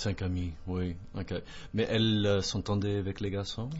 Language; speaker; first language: French; non-native, fluent; English